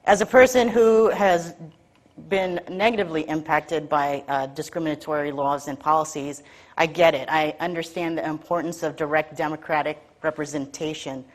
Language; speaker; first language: English; native; English